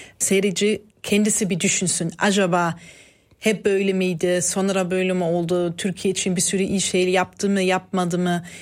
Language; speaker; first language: Turkish; non-native, fluent; German